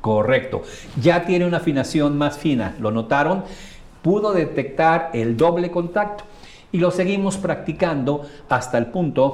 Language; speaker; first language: Spanish; native; Spanish